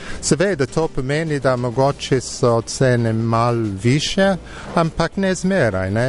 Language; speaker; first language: Slovenian; non-native, fluent; English